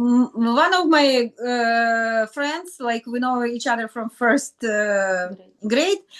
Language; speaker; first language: English; non-native, learner; Russian